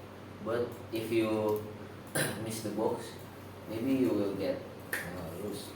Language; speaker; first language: English; non-native, learner; Indonesian